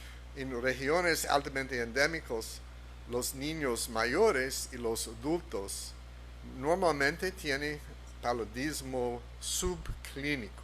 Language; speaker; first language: Spanish; non-native, fluent; English